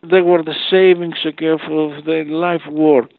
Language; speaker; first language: English; non-native, fluent; Greek